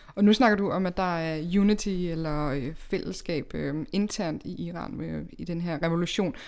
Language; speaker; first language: Danish; native; Danish